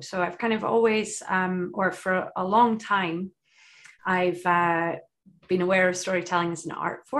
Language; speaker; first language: English; native; English